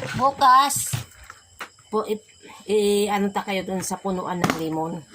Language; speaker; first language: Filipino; non-native, local second language; Hiligaynon